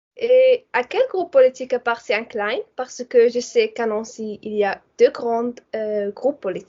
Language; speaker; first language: French; non-native, learner; Dutch